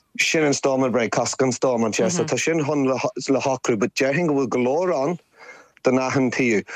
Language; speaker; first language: Irish; native; Irish